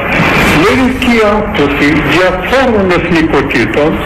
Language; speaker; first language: Greek; non-native, fluent; Russian